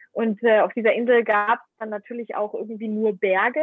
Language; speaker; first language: German; non-native, fluent; Ukrainian